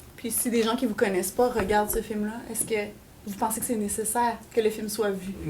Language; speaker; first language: French; native; French